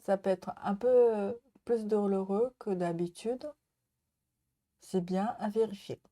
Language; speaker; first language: French; non-native, learner; Japanese